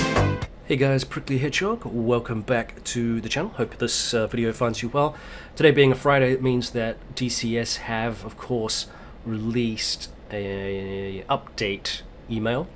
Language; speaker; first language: English; native; English